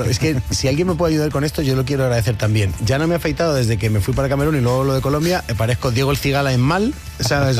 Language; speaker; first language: Spanish; native; Spanish